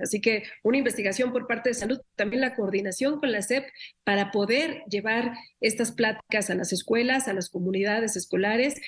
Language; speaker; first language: Spanish; native; Spanish